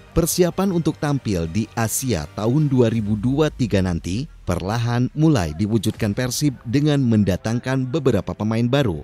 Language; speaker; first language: Indonesian; native; Indonesian